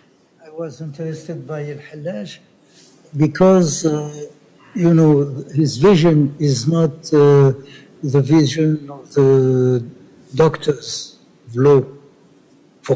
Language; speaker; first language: English; non-native, learner; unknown